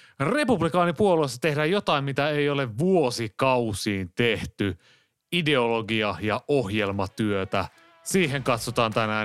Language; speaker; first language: Finnish; native; Finnish